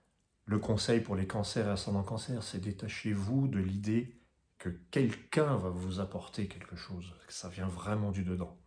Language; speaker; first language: French; native; French